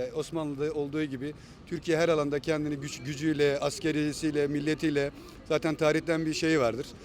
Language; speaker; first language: Turkish; native; Turkish